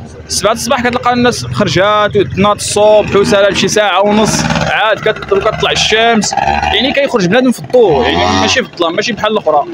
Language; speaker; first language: Arabic; native; Arabic